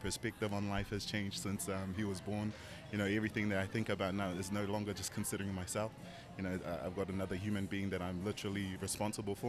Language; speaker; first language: English; early bilingual, other home language; Tongan